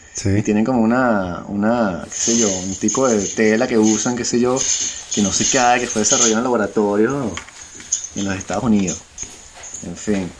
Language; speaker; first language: Spanish; native; Spanish